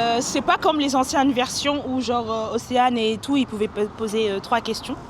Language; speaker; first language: French; native; French